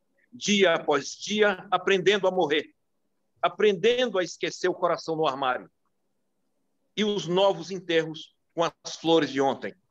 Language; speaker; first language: Portuguese; native; Portuguese